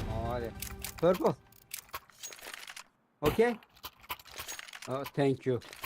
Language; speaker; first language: English; non-native, learner; Turkish